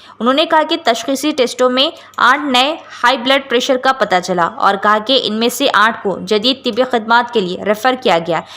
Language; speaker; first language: Urdu; native; Urdu